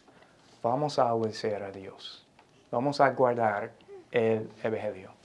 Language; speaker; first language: Spanish; non-native, fluent; English